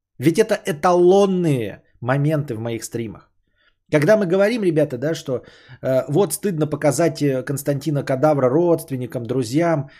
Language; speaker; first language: Russian; native; Russian